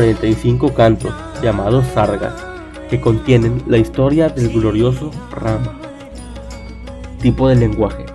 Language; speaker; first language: Spanish; native; Spanish